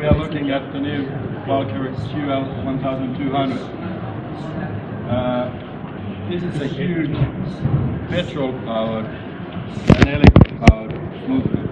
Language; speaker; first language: English; non-native, fluent; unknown